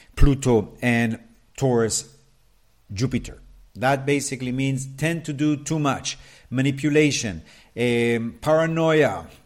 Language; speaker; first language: English; non-native, fluent; Hebrew